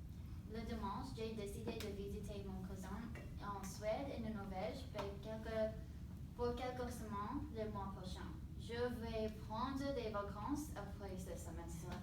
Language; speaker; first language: French; non-native, learner; English